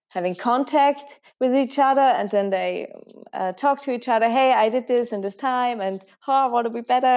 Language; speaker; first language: English; non-native, fluent; German